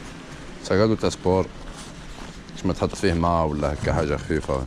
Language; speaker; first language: Arabic; native; Arabic